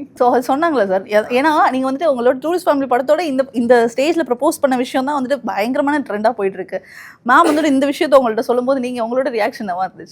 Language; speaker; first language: Tamil; native; Tamil